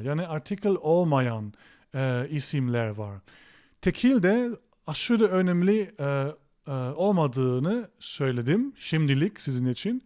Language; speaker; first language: Turkish; non-native, fluent; German